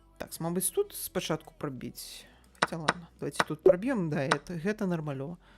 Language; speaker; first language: Belarusian; non-native, local second language; Russian